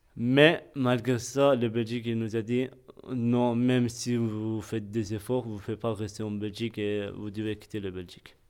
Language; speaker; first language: French; non-native, fluent; Persian